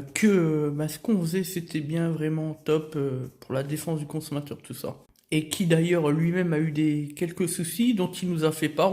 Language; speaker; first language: French; native; French